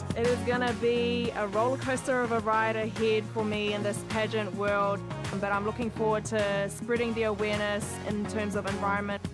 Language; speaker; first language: English; native; English